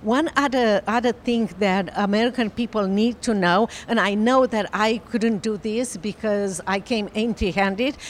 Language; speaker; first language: English; non-native, fluent; Romanian